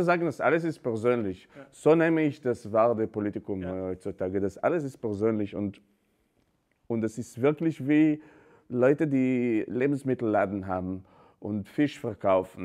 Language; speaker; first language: German; non-native, fluent; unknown